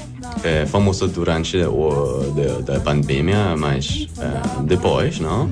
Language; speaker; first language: Portuguese; non-native, learner; German